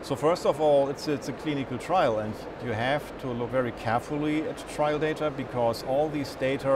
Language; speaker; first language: English; non-native, fluent; German